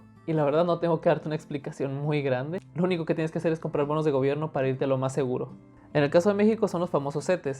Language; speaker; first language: Spanish; native; Spanish